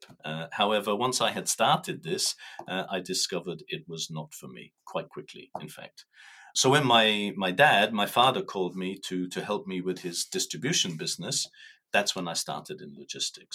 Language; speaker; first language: English; native; English